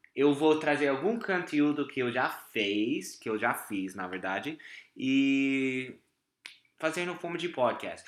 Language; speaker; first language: Portuguese; non-native, fluent; English